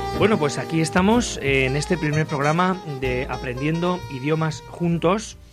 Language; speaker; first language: Spanish; native; Spanish